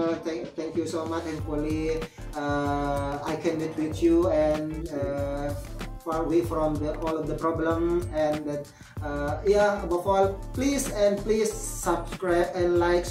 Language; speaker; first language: English; non-native, learner; Indonesian